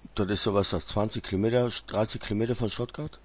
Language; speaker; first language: German; native; German